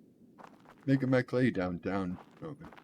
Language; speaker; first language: English; native; English